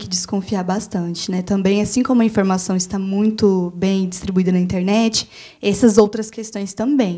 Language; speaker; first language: Portuguese; native; Portuguese